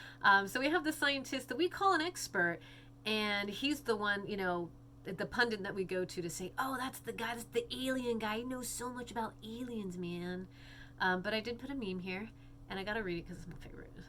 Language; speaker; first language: English; native; English